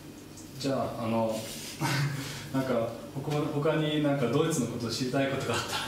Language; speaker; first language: Japanese; non-native, fluent; German